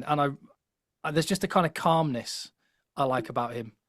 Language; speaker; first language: English; native; English